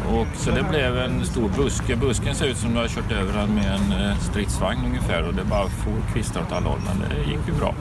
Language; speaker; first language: Swedish; native; Swedish